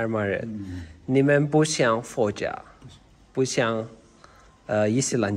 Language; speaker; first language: Chinese; non-native, learner; Turkish